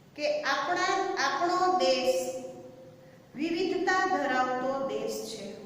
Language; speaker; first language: Gujarati; native; Gujarati